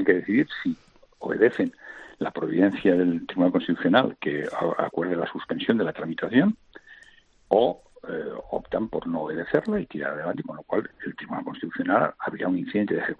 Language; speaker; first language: Spanish; non-native, local second language; Catalan